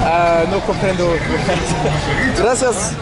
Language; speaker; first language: Spanish; non-native, learner; French